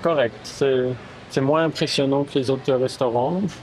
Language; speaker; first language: French; native; French